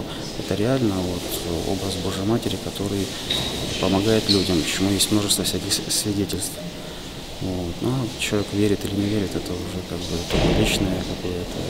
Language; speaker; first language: Russian; native; Russian